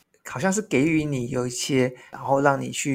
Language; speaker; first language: Chinese; native; Chinese